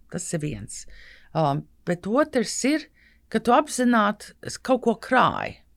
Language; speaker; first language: Latvian; early bilingual, heritage; Latvian